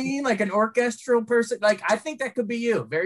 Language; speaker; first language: English; native; English